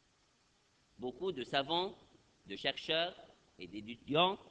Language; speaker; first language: French; non-native, fluent; Arabic